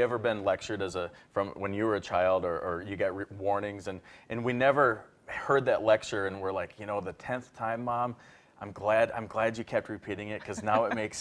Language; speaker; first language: English; native; English